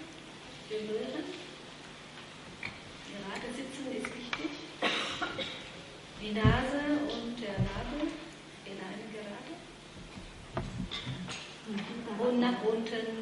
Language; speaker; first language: German; non-native, fluent; Vietnamese